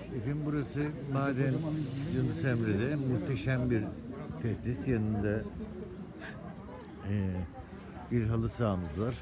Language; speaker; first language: Turkish; native; Turkish